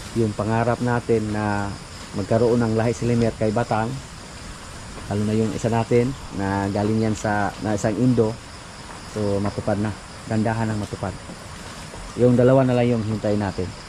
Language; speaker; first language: Filipino; non-native, local second language; Cebuano